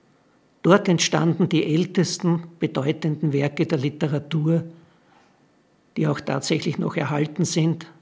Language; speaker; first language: German; native; German